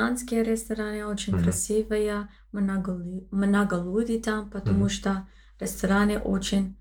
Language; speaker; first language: Russian; non-native, learner; English